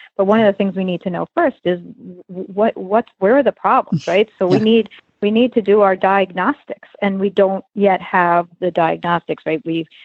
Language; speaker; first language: English; native; English